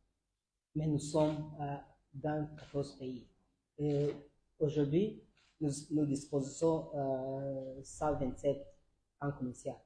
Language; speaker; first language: French; non-native, learner; Arabic